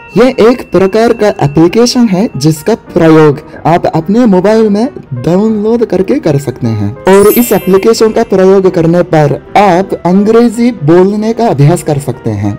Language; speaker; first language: Hindi; non-native, fluent; Japanese